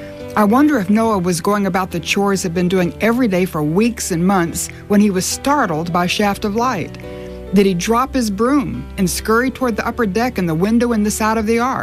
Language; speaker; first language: English; native; English